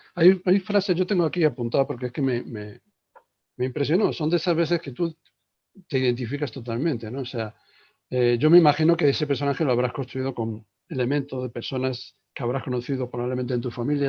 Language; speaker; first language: Spanish; native; Spanish